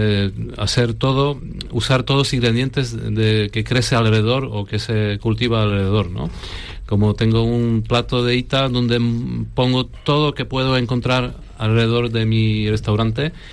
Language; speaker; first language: Spanish; non-native, fluent; Polish